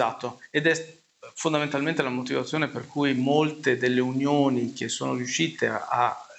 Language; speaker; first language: Italian; native; Italian